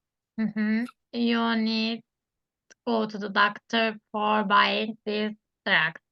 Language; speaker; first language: English; non-native, learner; Turkish